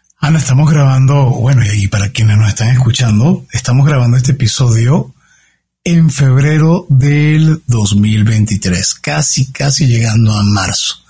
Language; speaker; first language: Spanish; native; Spanish